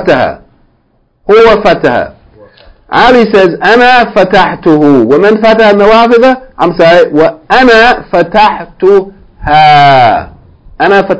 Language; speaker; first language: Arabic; non-native, fluent; English